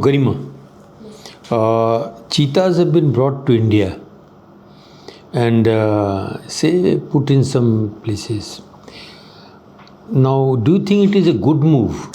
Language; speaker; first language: English; non-native, local second language; Hindi